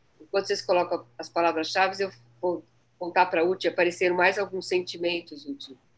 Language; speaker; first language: Portuguese; native; Portuguese